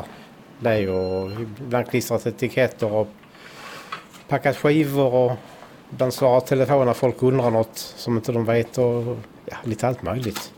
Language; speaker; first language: Swedish; native; Swedish